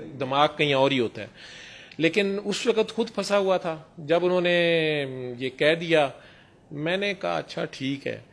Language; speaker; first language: Urdu; non-native, local second language; Punjabi